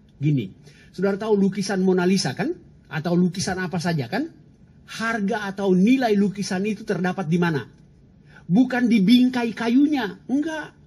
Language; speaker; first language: Indonesian; native; Indonesian